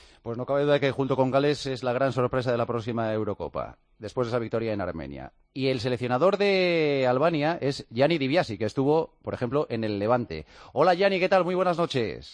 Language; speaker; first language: Spanish; native; Spanish